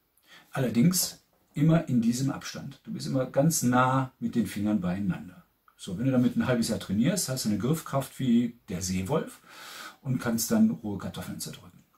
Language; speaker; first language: German; native; German